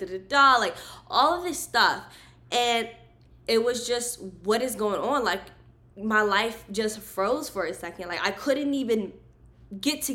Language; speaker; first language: English; native; English